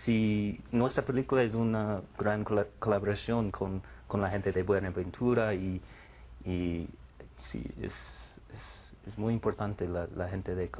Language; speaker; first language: Spanish; non-native, learner; English